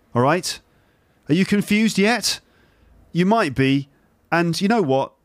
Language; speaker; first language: English; native; English